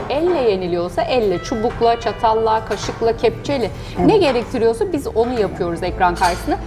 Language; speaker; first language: Turkish; native; Turkish